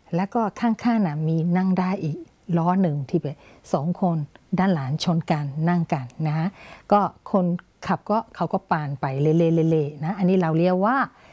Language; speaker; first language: Thai; non-native, fluent; Burmese